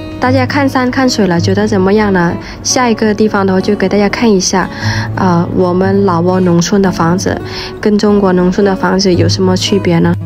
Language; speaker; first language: Chinese; non-native, fluent; Lao